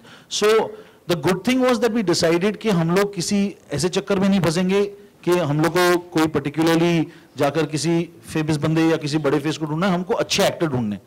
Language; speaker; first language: Hindi; native; Hindi